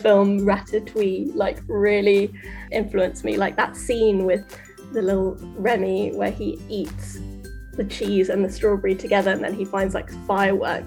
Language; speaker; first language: English; native; English